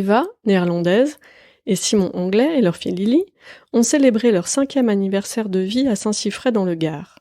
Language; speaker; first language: French; native; French